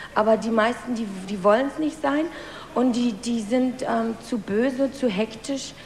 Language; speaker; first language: German; native; German